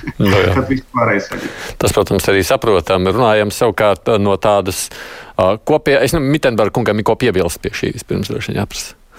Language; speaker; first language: Latvian; native; Latvian